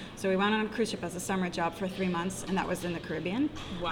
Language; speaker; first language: English; non-native, fluent; Hebrew